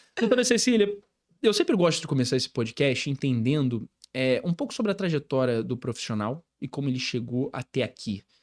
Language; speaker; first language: Portuguese; native; Portuguese